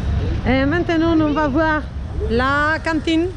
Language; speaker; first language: French; non-native, fluent; Spanish